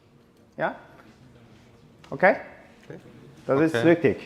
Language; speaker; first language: German; non-native, learner; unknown